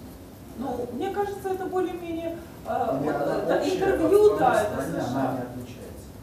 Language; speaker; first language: Russian; native; Russian